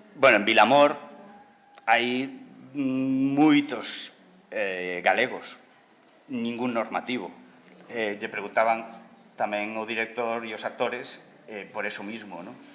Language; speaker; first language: Galician; non-native, local second language; Spanish